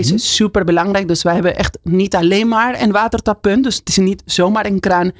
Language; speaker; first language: Dutch; non-native, fluent; Spanish